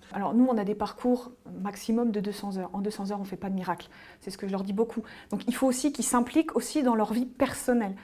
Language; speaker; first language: French; native; French